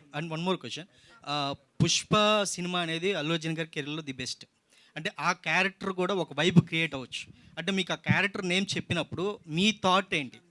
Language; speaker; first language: Telugu; native; Telugu